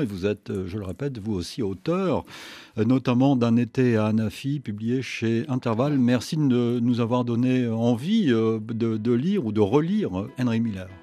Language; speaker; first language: French; native; French